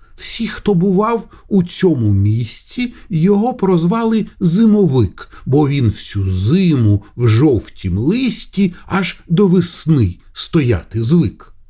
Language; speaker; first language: Ukrainian; non-native, local second language; Russian